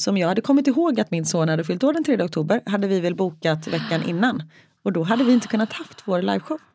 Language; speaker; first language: Swedish; native; Swedish